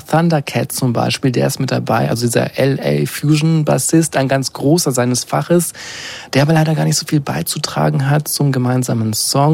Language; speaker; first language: German; native; German